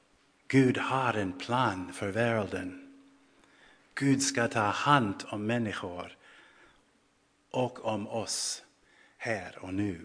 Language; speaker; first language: Swedish; non-native, fluent; English